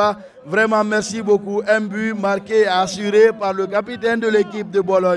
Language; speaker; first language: French; non-native, local second language; Fula